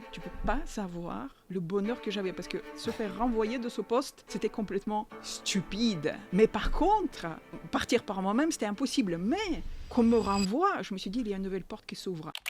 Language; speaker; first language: French; non-native, fluent; Russian